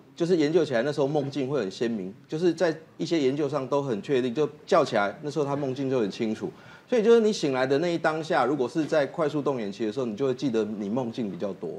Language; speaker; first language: Chinese; native; Chinese